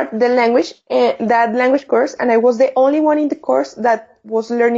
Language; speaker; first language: English; non-native, learner; Spanish